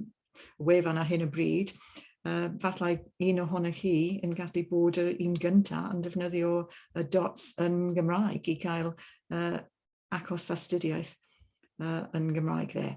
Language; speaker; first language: Welsh; non-native, learner; English